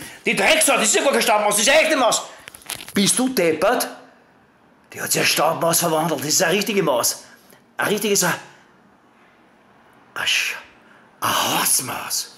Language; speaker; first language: German; native; German